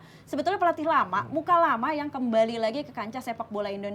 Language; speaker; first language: Indonesian; native; Indonesian